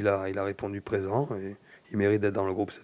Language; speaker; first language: French; native; French